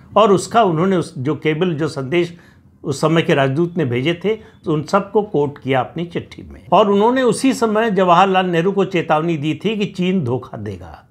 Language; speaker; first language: Hindi; native; Hindi